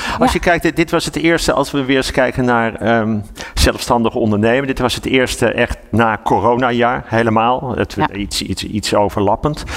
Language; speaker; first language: Dutch; native; Dutch